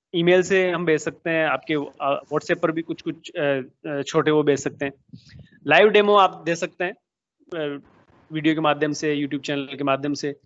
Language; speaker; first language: Hindi; native; Hindi